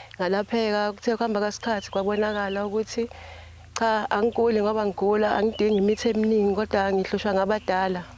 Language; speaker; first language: Zulu; native; Zulu